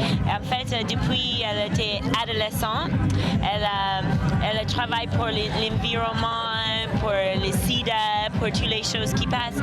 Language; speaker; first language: French; non-native, fluent; English